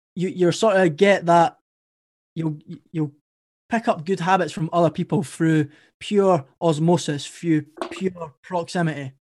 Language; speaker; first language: English; native; English